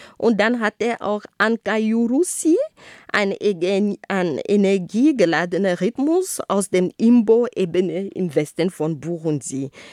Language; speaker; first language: German; non-native, fluent; Rundi